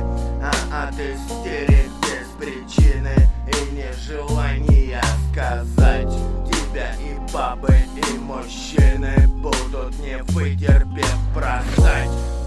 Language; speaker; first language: Russian; native; Russian